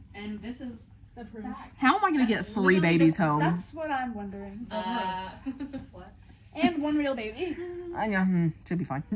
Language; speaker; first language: English; native; English